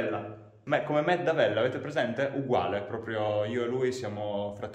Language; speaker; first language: Italian; native; Italian